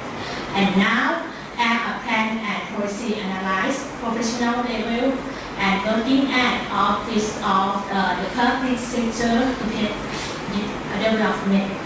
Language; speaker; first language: English; non-native, learner; Thai